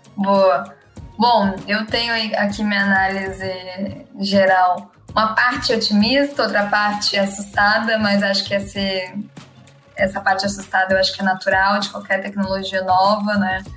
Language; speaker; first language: Portuguese; native; Portuguese